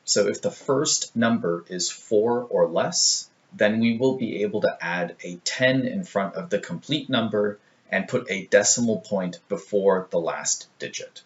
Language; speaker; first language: English; native; English